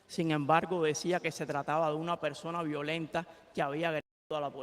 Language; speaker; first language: Spanish; native; Spanish